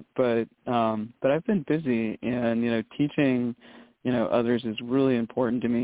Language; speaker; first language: English; native; English